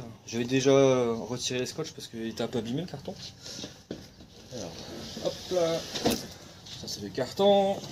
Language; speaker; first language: French; native; French